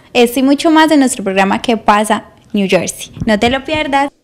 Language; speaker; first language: Spanish; native; Spanish